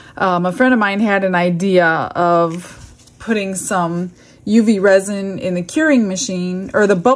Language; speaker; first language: English; native; English